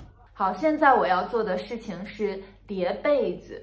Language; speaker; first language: Chinese; native; Chinese